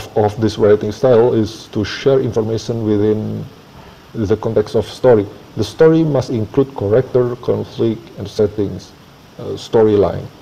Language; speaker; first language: English; non-native, fluent; Indonesian